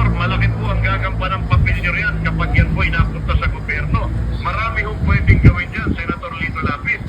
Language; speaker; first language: Filipino; native; Filipino